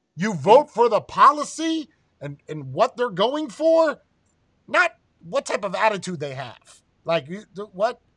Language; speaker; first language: English; native; English